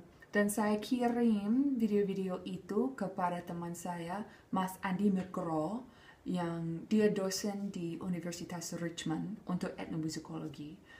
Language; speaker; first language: Indonesian; non-native, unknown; English